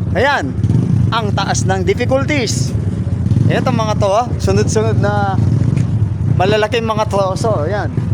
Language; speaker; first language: Filipino; native; Filipino